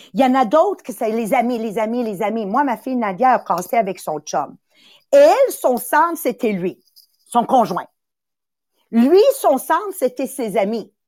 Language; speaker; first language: French; early bilingual, other home language; Italian